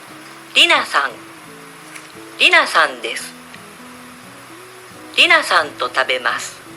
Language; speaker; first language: Japanese; non-native, learner; Indonesian